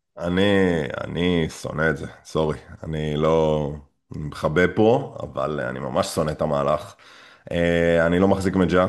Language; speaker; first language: Hebrew; native; Hebrew